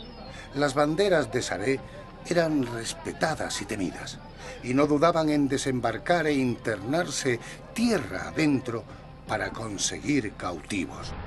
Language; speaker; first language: Spanish; native; Spanish